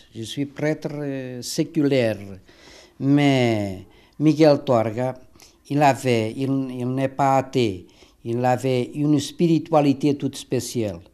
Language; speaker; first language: French; non-native, fluent; Portuguese